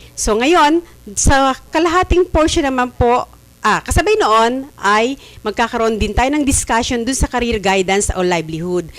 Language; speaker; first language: Filipino; native; Filipino